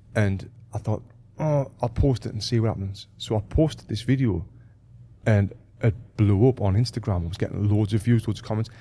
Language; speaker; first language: English; native; English